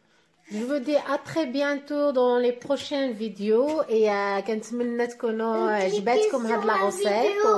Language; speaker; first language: French; non-native, local second language; Arabic